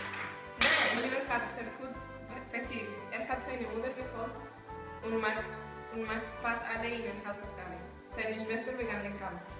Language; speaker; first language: German; non-native, learner; English